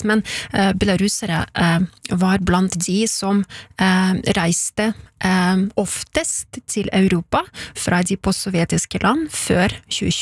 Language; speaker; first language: Norwegian; non-native, fluent; Belarusian